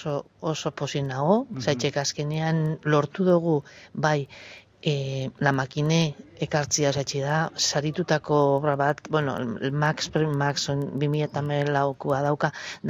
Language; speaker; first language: Basque; native; Basque